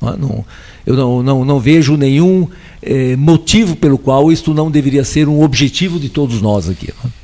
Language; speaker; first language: Portuguese; early bilingual, other home language; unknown